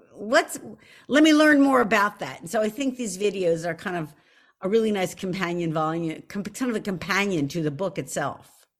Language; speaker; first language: English; native; English